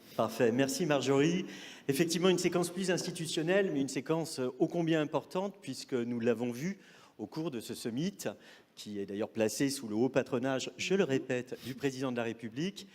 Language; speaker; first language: French; native; French